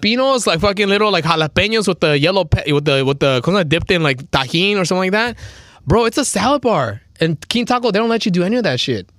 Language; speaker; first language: English; early bilingual, other home language; Spanish